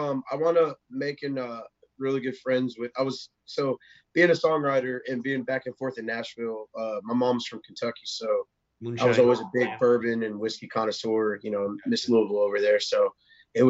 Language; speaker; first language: English; native; English